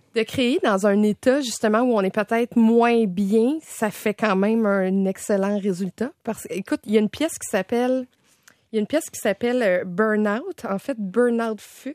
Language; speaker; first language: French; native; French